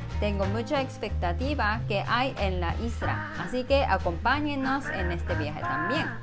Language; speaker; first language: Spanish; non-native, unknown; Japanese